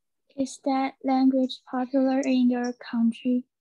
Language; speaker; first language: English; non-native, learner; Chinese